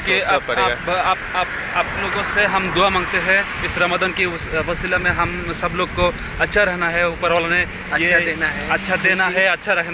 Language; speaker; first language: Hindi; non-native, fluent; Bangla